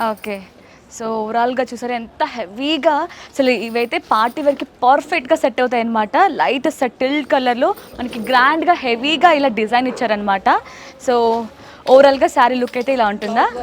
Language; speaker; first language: Telugu; native; Telugu